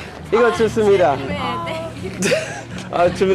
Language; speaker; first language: Korean; non-native, learner; English